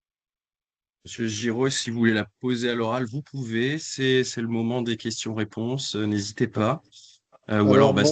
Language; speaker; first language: French; native; French